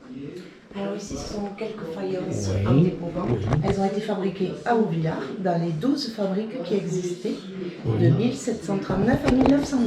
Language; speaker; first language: French; native; French